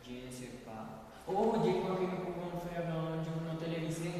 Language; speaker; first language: French; non-native, learner; Spanish